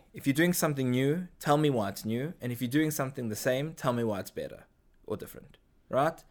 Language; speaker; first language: English; native; English